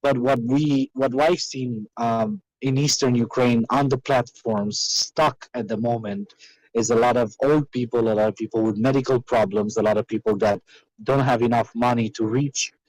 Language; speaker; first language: English; non-native, fluent; Romanian